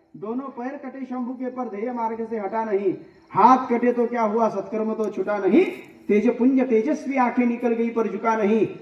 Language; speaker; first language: Hindi; non-native, local second language; Marathi